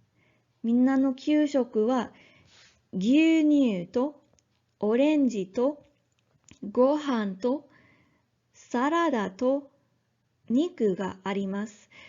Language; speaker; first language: Japanese; non-native, learner; English